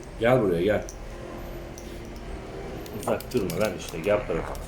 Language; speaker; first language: Turkish; native; Turkish